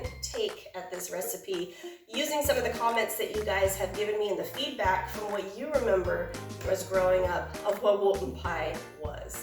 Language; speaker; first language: English; native; English